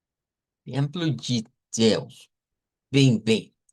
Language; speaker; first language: Portuguese; non-native, fluent; Spanish